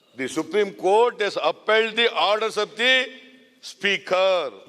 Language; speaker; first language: English; non-native, local second language; Kannada